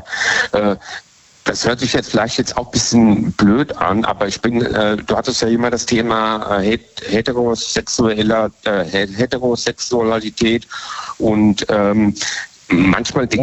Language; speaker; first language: German; native; German